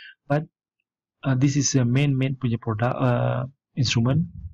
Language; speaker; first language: English; non-native, local second language; Malay